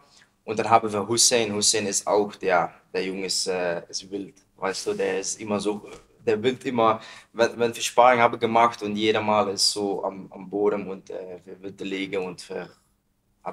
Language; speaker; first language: German; non-native, learner; Dutch